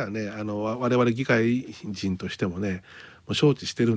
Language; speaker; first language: Japanese; native; Japanese